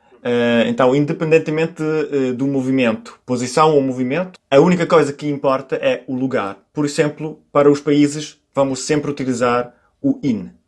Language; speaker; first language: Portuguese; non-native, fluent; Italian